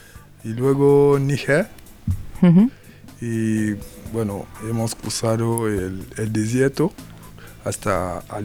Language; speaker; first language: Spanish; non-native, learner; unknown